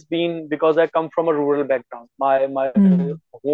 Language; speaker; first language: English; non-native, local second language; Punjabi